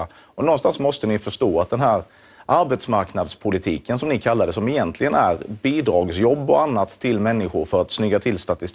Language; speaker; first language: Swedish; native; Swedish